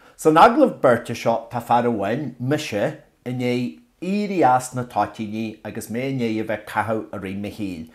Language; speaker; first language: Irish; native; Irish